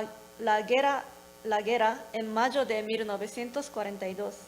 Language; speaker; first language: Spanish; non-native, learner; Japanese